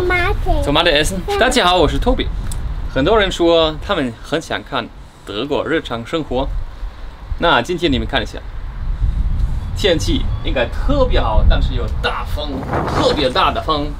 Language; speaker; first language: Chinese; non-native, fluent; German